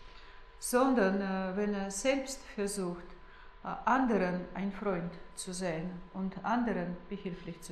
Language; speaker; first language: German; non-native, fluent; Russian